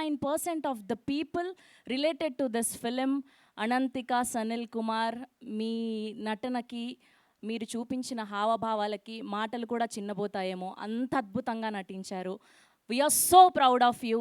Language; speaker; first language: Telugu; native; Telugu